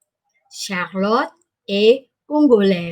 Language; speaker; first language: French; non-native, fluent; Indonesian